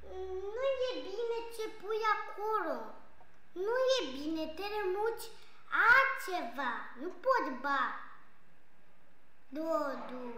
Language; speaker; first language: Romanian; non-native, learner; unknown